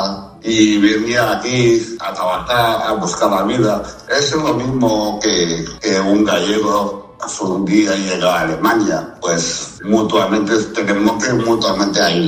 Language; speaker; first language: Spanish; non-native, fluent; Chinese